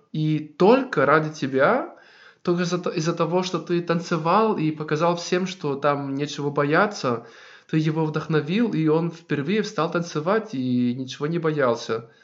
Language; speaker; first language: Russian; non-native, fluent; Greek